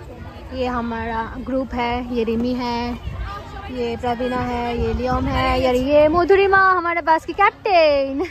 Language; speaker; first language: Hindi; non-native, local second language; Bangla